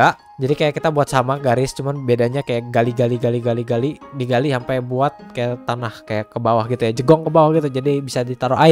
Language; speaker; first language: Indonesian; native; Indonesian